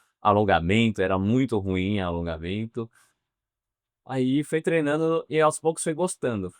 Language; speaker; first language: Portuguese; non-native, fluent; Chinese